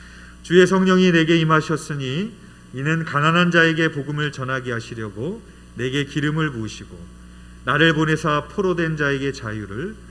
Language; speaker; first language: Korean; native; Korean